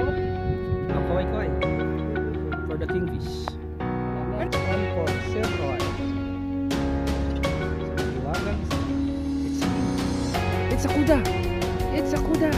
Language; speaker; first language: English; non-native, local second language; Filipino